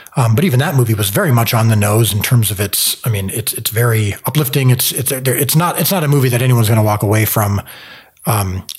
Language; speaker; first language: English; native; English